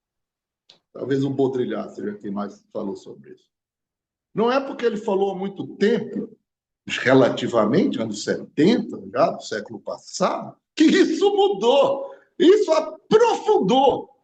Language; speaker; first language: Portuguese; native; Portuguese